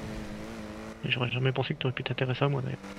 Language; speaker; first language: French; native; French